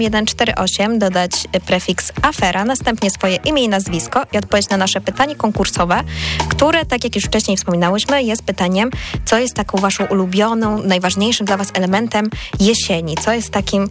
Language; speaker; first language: Polish; native; Polish